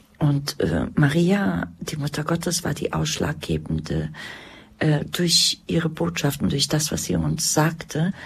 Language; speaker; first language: German; early bilingual, other home language; Croatian